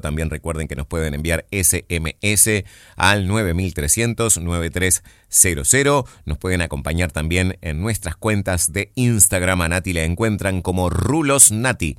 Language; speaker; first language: Spanish; native; Spanish